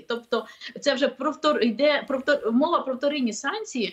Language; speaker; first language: Ukrainian; native; Ukrainian